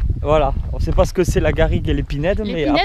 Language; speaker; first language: French; native; French